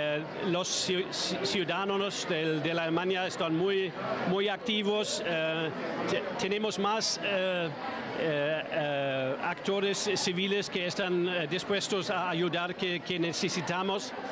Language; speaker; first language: Spanish; non-native, fluent; German